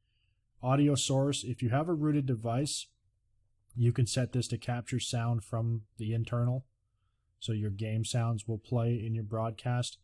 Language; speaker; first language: English; native; English